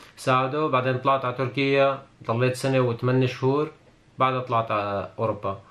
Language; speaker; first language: Arabic; non-native, local second language; Kurdish